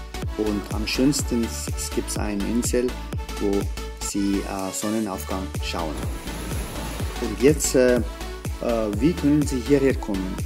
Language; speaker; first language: German; non-native, learner; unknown